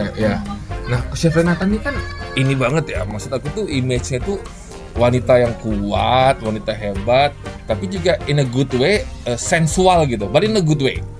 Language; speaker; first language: Indonesian; native; Indonesian